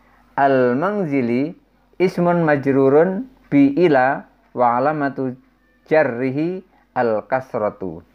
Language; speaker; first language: Arabic; non-native, fluent; Indonesian